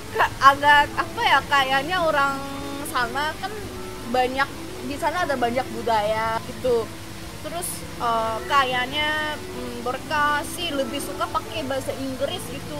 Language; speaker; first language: Indonesian; non-native, fluent; Korean